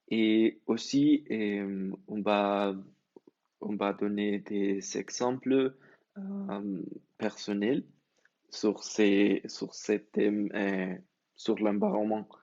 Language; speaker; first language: French; non-native, learner; Spanish